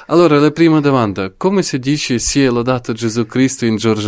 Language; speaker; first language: Italian; non-native, learner; Ukrainian